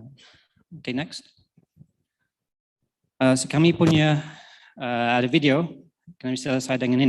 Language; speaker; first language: Indonesian; non-native, fluent; English